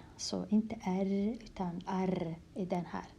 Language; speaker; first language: Swedish; non-native, fluent; Kurdish